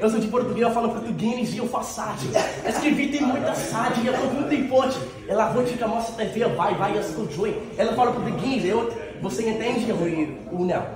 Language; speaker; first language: Portuguese; non-native, learner; English